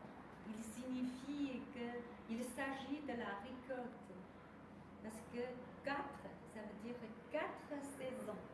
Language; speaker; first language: French; non-native, fluent; Chinese